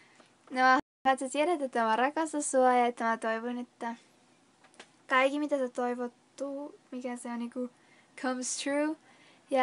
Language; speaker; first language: Finnish; non-native, learner; Spanish